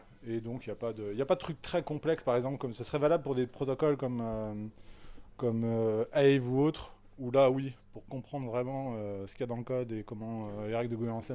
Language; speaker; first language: French; native; French